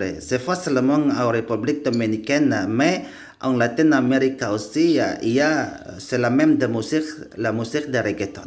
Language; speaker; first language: French; non-native, learner; Indonesian